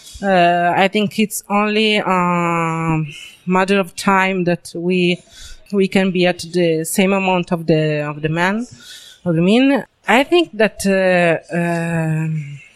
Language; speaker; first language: English; non-native, learner; Italian